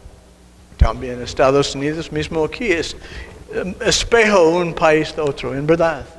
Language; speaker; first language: Spanish; non-native, learner; English